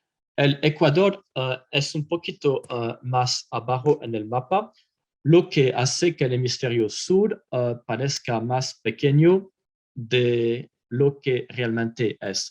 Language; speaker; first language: Spanish; non-native, fluent; French